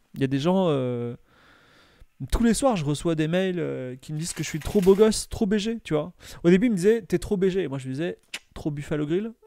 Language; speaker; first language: French; native; French